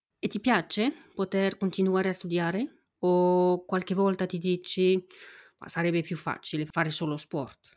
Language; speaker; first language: Italian; non-native, fluent; French